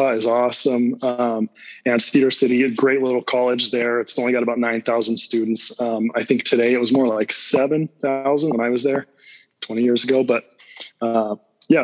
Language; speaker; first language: English; native; English